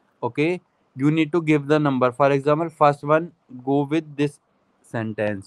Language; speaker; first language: English; non-native, local second language; Hindi